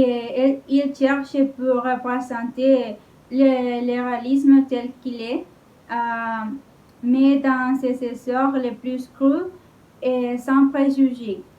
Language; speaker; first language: French; non-native, learner; Spanish